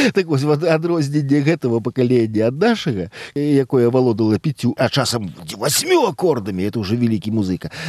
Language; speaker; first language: Belarusian; native; Belarusian